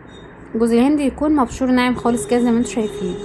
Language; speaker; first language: Arabic; native; Arabic